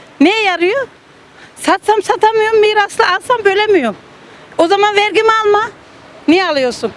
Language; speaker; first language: Turkish; native; Turkish